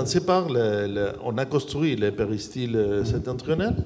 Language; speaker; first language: French; non-native, learner; Spanish